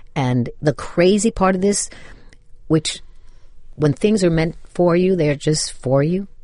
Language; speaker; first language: English; native; English